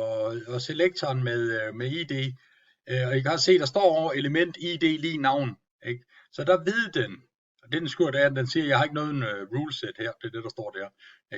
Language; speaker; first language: Danish; native; Danish